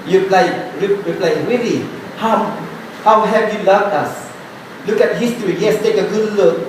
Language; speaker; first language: English; non-native, local second language; Filipino